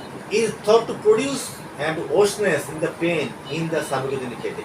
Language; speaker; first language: English; non-native, local second language; Bangla